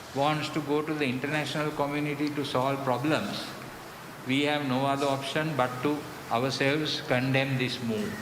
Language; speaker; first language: English; non-native, local second language; Sinhala